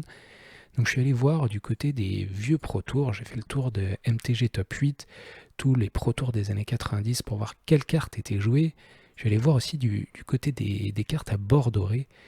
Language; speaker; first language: French; native; French